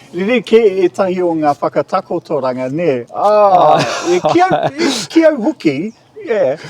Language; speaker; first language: Māori; non-native, local second language; English